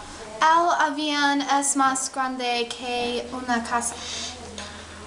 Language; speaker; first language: Spanish; non-native, learner; English